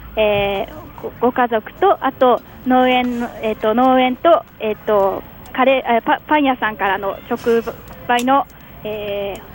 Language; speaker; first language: Japanese; native; Japanese